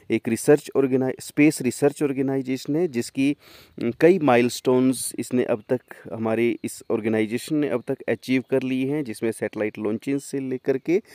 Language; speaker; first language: Hindi; native; Hindi